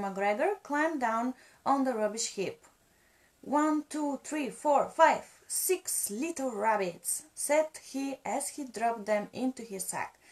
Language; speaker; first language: English; non-native, fluent; Bulgarian